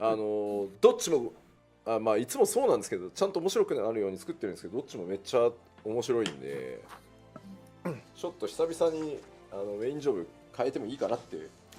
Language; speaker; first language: Japanese; native; Japanese